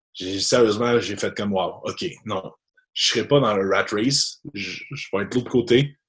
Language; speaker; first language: French; native; French